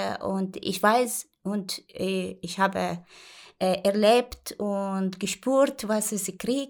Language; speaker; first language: German; non-native, learner; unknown